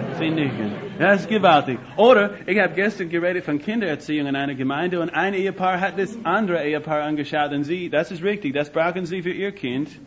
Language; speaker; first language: German; non-native, fluent; English